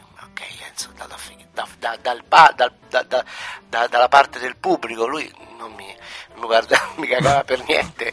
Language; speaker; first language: Italian; native; Italian